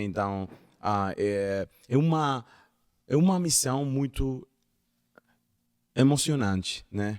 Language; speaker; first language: Portuguese; non-native, learner; Spanish